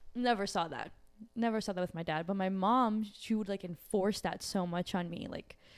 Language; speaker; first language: English; early bilingual, other home language; Portuguese